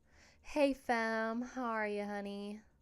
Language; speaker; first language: English; native; English